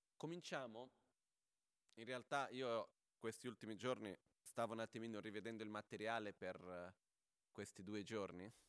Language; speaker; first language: Italian; non-native, fluent; Portuguese